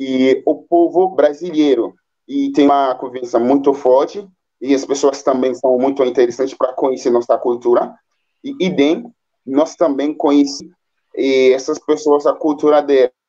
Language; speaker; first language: Portuguese; non-native, fluent; Haitian Creole